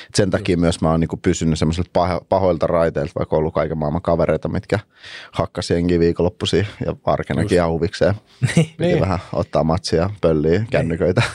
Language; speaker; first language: Finnish; early bilingual, other home language; Russian